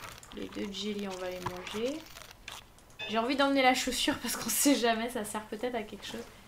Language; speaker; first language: French; native; French